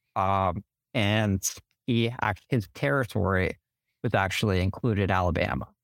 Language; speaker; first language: English; native; English